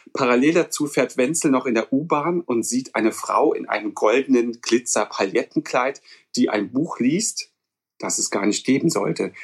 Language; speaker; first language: German; native; German